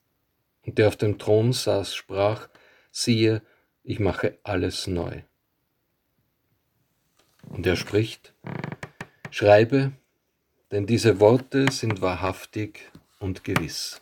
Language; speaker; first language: German; native; German